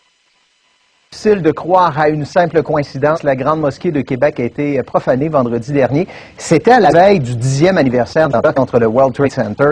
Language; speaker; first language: French; native; French